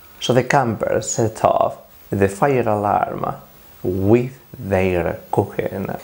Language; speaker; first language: English; non-native, fluent; Spanish